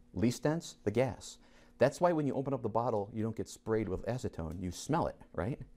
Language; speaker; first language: English; native; English